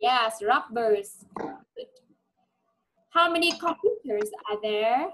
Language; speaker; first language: English; non-native, fluent; Vietnamese